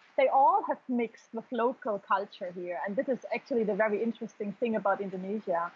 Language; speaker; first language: English; non-native, fluent; German